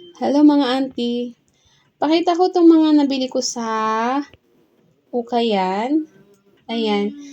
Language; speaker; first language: Filipino; native; Filipino